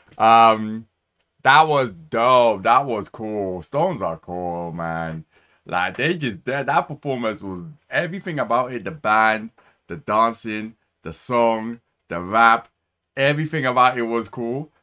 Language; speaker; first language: English; native; English